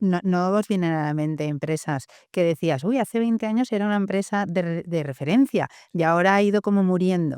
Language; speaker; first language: Spanish; native; Spanish